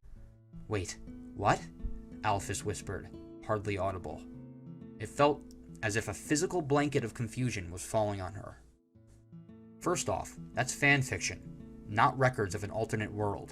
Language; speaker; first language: English; native; English